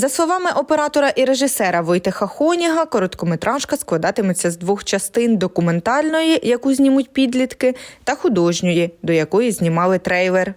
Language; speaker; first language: Ukrainian; native; Ukrainian